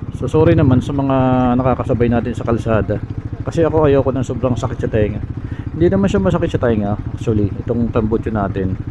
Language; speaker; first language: Filipino; native; Filipino